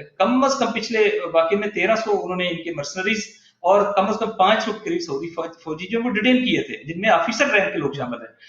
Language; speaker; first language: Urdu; non-native, local second language; Punjabi